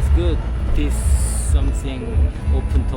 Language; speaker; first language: English; non-native, learner; Korean